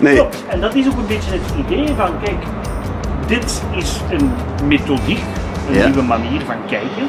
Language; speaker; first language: Dutch; native; Dutch